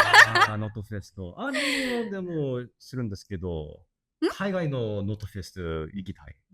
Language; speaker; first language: Japanese; non-native, learner; English